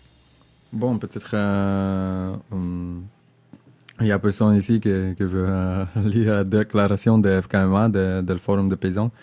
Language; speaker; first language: French; non-native, learner; Indonesian